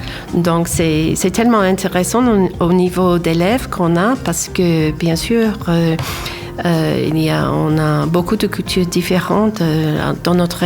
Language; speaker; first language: French; non-native, fluent; English